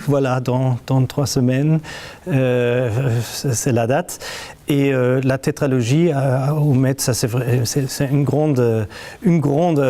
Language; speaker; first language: French; non-native, fluent; German